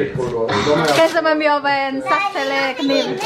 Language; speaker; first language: Swedish; non-native, fluent; Indonesian